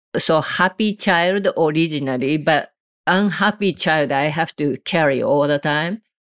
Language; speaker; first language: English; non-native, learner; Japanese